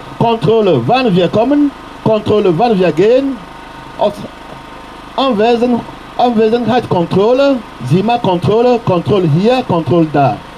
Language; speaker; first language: German; non-native, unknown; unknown